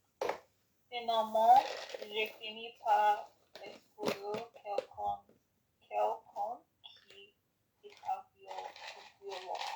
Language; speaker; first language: French; non-native, learner; English